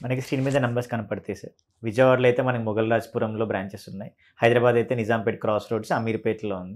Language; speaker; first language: Telugu; native; Telugu